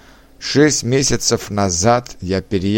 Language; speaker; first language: Russian; non-native, learner; Czech